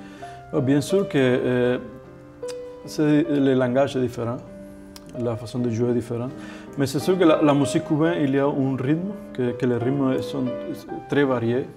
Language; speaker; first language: French; non-native, fluent; Spanish